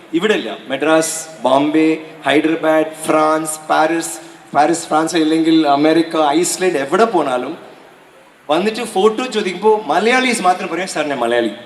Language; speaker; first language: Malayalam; non-native, learner; Tamil